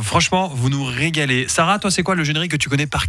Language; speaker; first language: French; native; French